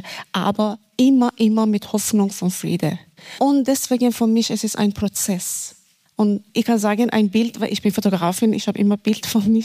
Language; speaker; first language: German; non-native, fluent; Persian